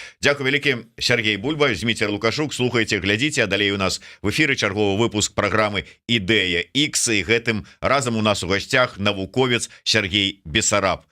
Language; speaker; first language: Belarusian; native; Belarusian